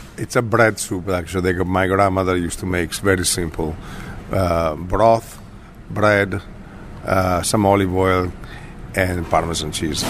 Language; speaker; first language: English; non-native, fluent; Italian